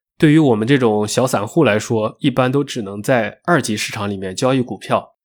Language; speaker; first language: Chinese; native; Chinese